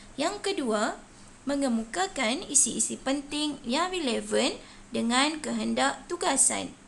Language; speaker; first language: Malay; native; Malay